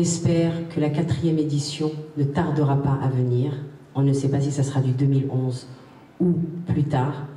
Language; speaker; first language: French; non-native, local second language; Arabic